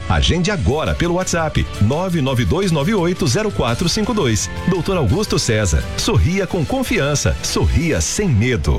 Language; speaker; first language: Portuguese; native; Portuguese